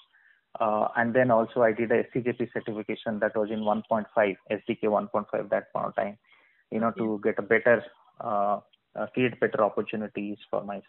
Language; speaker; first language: English; non-native, local second language; Odia